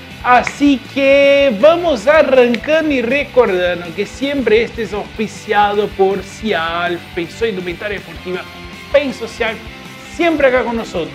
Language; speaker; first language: Spanish; native; Spanish